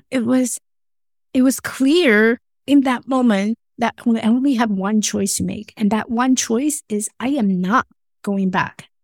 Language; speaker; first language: English; non-native, fluent; Chinese